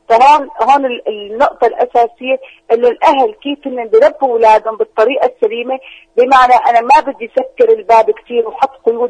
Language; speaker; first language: Arabic; native; Arabic